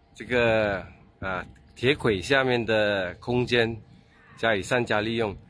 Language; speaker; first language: Chinese; native; Chinese